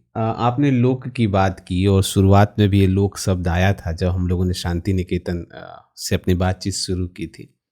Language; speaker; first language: Hindi; non-native, local second language; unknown